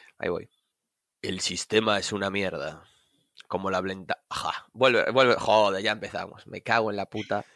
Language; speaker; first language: Spanish; native; Spanish